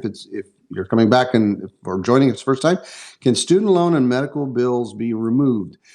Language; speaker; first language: English; native; English